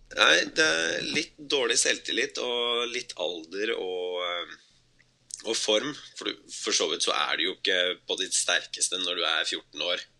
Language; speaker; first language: Norwegian; early bilingual, other home language; Spanish